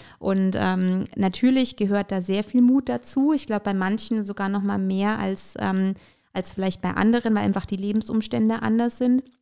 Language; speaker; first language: German; early bilingual, other home language; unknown